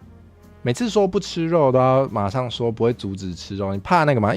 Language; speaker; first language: Chinese; native; Chinese